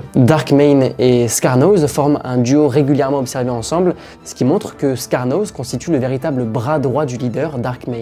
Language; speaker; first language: French; native; French